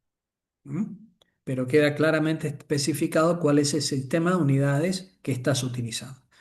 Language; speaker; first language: Spanish; native; Spanish